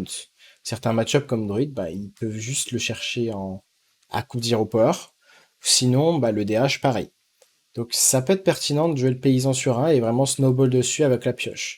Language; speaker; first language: French; native; French